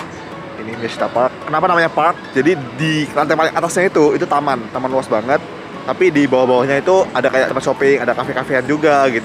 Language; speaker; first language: Indonesian; native; Indonesian